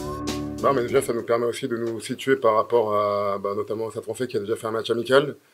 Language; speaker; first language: French; native; French